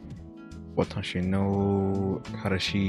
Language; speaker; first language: Japanese; non-native, learner; English